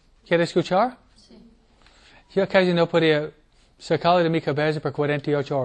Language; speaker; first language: Spanish; non-native, fluent; English